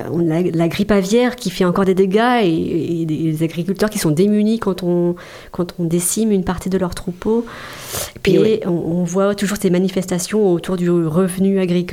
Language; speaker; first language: French; native; French